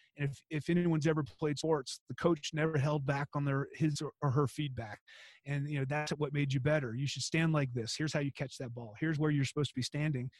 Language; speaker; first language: English; native; English